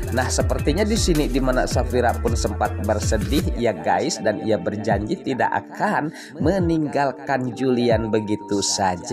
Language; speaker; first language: Indonesian; native; Indonesian